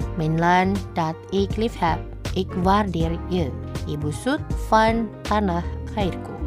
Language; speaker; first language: Dutch; non-native, fluent; Indonesian